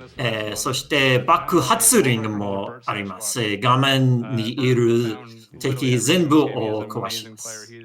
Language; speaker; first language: Japanese; non-native, learner; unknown